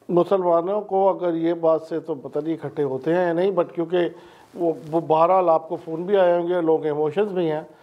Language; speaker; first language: Urdu; native; Urdu